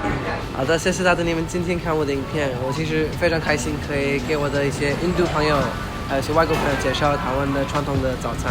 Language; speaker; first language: Chinese; early bilingual, other home language; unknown